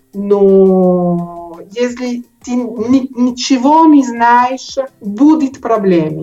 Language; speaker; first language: Russian; non-native, learner; Italian